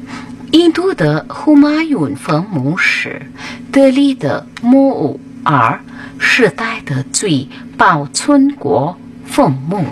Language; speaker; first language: Chinese; non-native, fluent; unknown